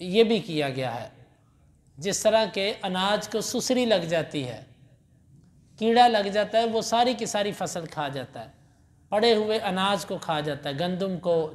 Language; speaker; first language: Urdu; non-native, local second language; Punjabi